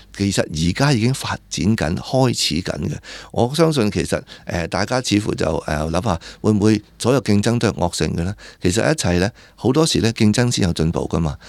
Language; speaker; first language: Cantonese; native; Cantonese